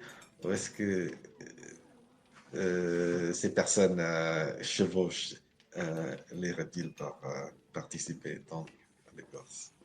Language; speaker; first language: French; non-native, learner; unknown